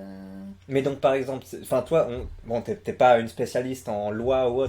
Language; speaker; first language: French; native; French